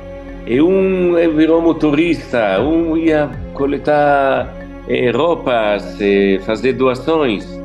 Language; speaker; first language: Portuguese; non-native, fluent; Hebrew